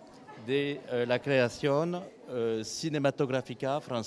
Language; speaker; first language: Spanish; non-native, fluent; French